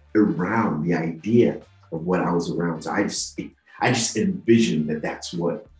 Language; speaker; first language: English; non-native, local second language; Yoruba